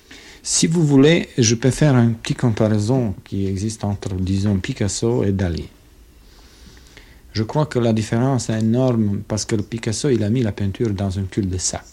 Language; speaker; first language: French; non-native, fluent; Croatian